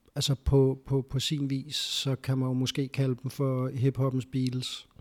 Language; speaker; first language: Danish; early bilingual, other home language; Spanish